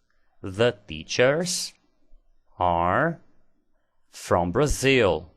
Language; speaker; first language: English; non-native, fluent; Portuguese